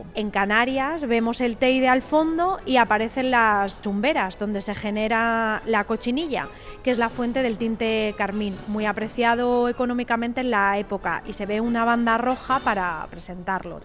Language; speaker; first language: Spanish; native; Spanish